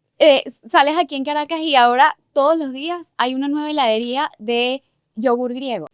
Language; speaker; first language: Spanish; native; Spanish